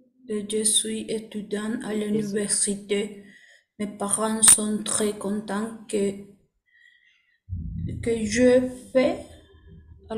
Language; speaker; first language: French; non-native, learner; Spanish